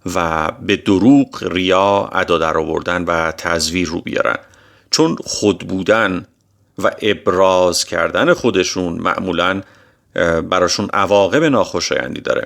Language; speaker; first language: Persian; native; Persian